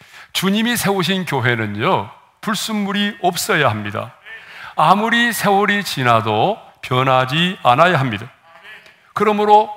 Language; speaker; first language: Korean; native; Korean